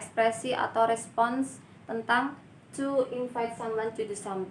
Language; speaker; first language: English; non-native, learner; Indonesian